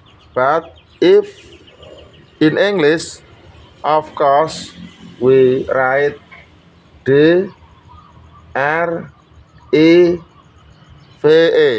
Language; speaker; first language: English; non-native, learner; Indonesian